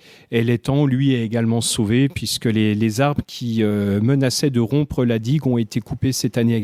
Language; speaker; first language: French; native; French